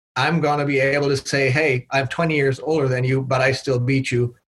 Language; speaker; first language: English; non-native, fluent; German